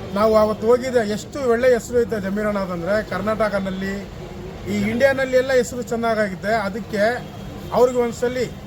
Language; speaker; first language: Kannada; non-native, local second language; Urdu